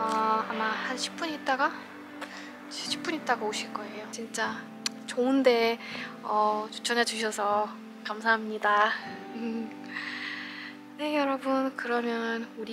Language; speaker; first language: Korean; non-native, fluent; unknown